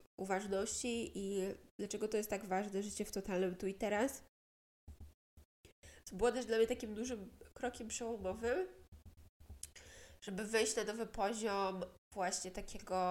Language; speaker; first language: Polish; native; Polish